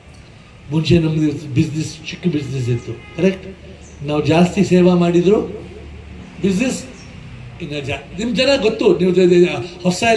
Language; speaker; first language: Kannada; non-native, local second language; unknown